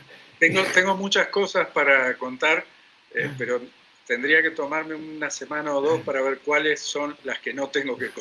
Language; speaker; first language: Spanish; native; Spanish